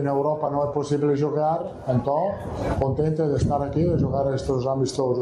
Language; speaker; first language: Portuguese; non-native, fluent; Italian